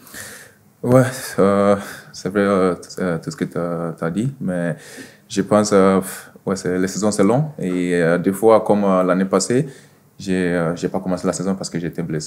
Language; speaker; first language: French; non-native, fluent; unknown